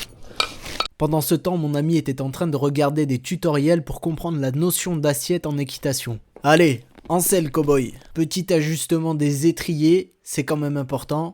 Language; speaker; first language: French; native; French